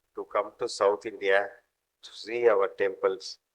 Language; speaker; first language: English; non-native, local second language; Tamil